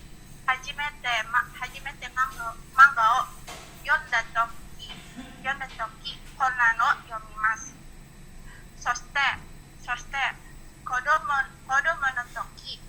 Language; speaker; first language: Japanese; non-native, learner; Indonesian